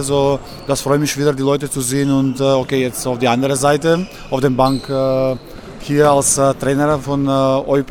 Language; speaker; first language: German; non-native, fluent; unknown